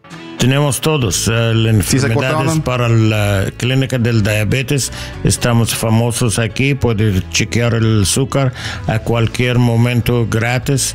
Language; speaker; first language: Spanish; non-native, learner; English